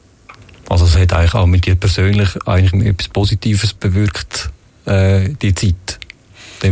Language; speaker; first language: German; native; German